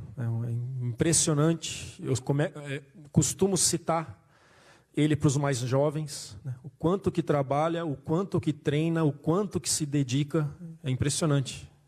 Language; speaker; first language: Portuguese; native; Portuguese